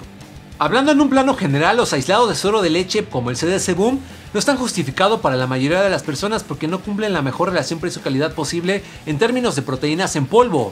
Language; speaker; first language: Spanish; native; Spanish